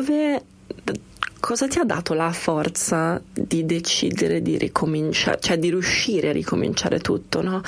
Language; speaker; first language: Italian; native; Italian